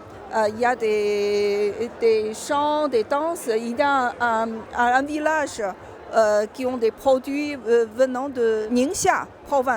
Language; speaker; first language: French; non-native, fluent; Chinese